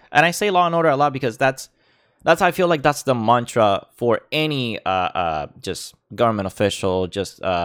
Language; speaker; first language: English; non-native, local second language; Spanish